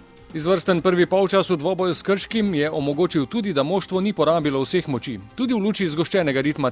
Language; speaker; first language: Slovenian; native; Slovenian